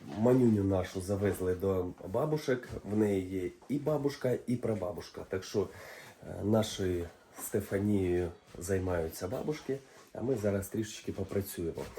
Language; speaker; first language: Ukrainian; non-native, local second language; Russian